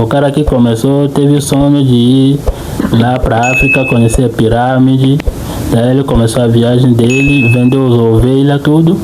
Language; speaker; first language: Portuguese; non-native, fluent; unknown